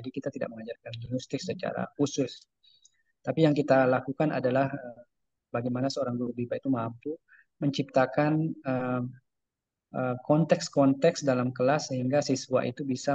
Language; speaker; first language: Indonesian; native; Indonesian